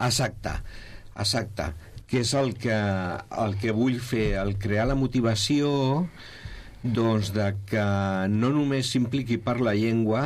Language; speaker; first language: Catalan; non-native, local second language; Spanish